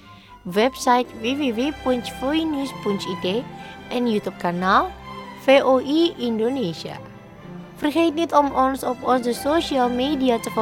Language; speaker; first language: Dutch; non-native, fluent; Indonesian